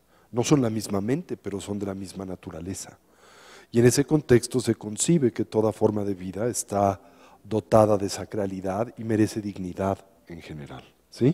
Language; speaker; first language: Spanish; native; Spanish